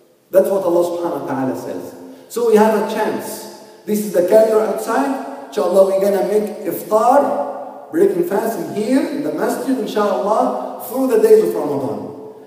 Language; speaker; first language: English; non-native, fluent; Arabic